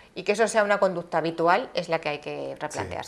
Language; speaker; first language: Spanish; native; Spanish